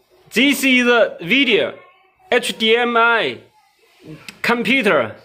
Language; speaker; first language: English; non-native, learner; Chinese